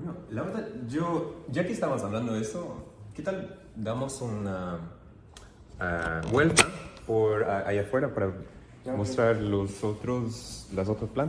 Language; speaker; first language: Spanish; non-native, fluent; English